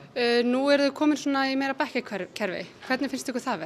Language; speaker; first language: Icelandic; native; Icelandic